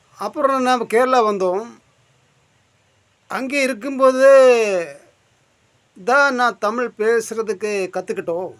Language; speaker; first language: Tamil; non-native, local second language; Malayalam